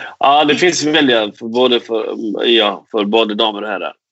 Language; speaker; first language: Swedish; non-native, fluent; Persian